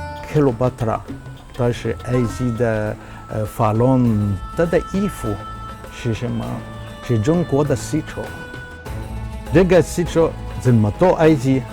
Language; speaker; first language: Chinese; non-native, fluent; Arabic